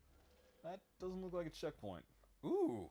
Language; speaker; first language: English; native; English